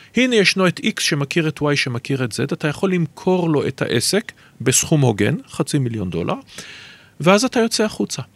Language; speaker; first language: Hebrew; native; Hebrew